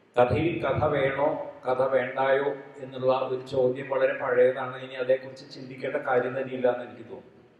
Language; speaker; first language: Malayalam; native; Malayalam